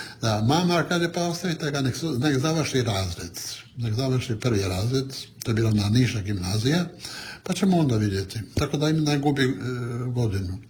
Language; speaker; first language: Croatian; non-native, local second language; Italian